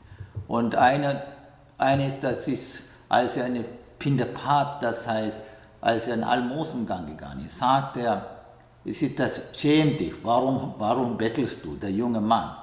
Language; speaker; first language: German; non-native, learner; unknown